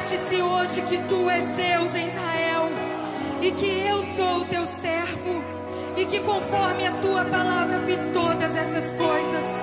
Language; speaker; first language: Portuguese; native; Portuguese